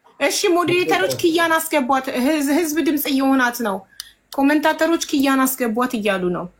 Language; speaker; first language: Amharic; native; Amharic